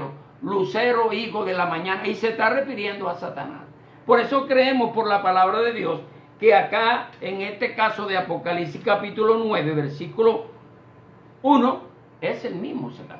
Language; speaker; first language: Spanish; native; Spanish